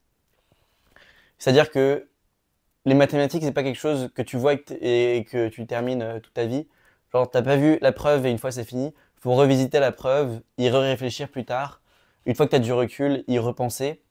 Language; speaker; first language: French; native; French